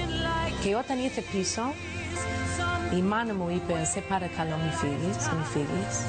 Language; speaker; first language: Greek; early bilingual, heritage; English